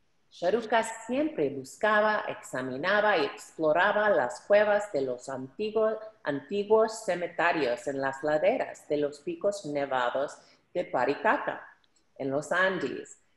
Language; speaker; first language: Spanish; early bilingual, heritage; Spanish